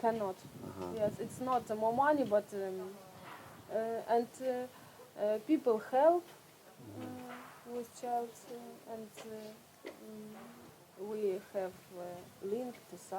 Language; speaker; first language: English; non-native, learner; Russian